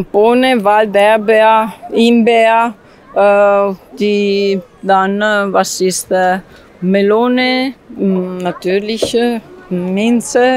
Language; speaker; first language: German; non-native, learner; Italian